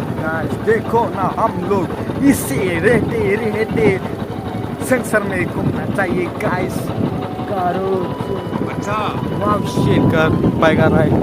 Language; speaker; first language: Hindi; non-native, local second language; Bodo